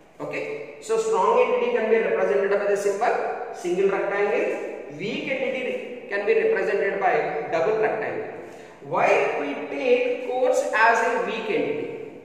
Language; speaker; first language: English; non-native, local second language; Telugu